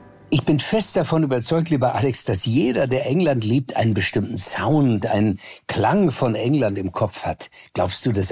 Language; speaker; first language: German; native; German